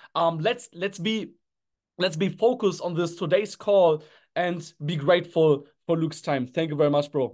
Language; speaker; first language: English; non-native, fluent; German